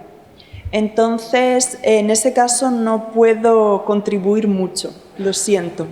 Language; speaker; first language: Spanish; native; Spanish